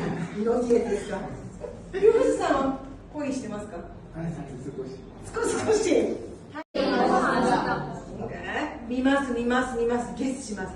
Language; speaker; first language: Japanese; non-native, learner; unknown